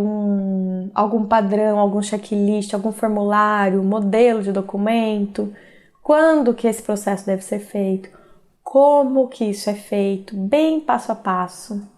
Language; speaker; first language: Portuguese; native; Portuguese